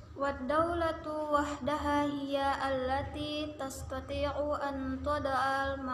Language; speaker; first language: Arabic; non-native, learner; Indonesian